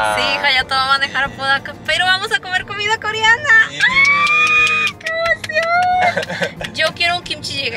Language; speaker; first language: Spanish; native; Spanish